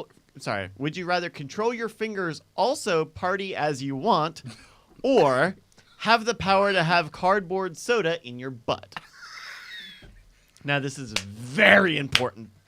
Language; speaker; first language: English; native; English